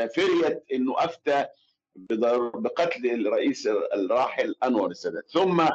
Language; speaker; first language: Arabic; native; Arabic